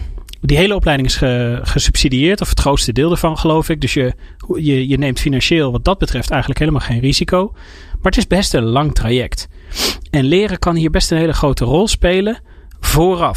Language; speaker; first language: Dutch; native; Dutch